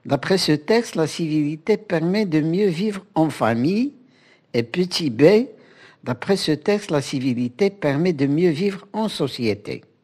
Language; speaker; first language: French; non-native, local second language; Arabic